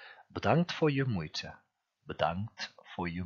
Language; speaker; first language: Dutch; non-native, fluent; Turkish